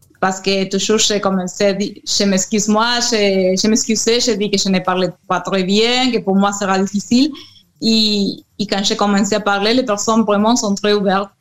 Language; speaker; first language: French; non-native, learner; Spanish